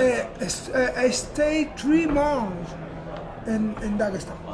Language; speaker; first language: English; non-native, learner; Spanish